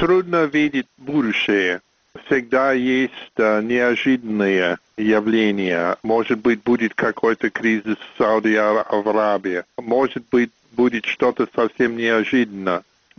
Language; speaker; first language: Russian; non-native, fluent; English